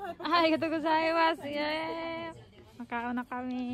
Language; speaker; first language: Japanese; non-native, learner; Hiligaynon